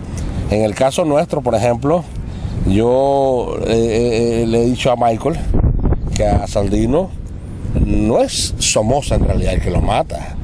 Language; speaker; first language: Spanish; native; Spanish